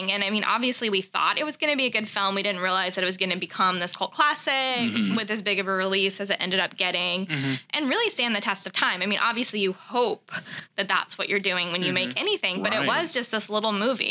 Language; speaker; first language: English; native; English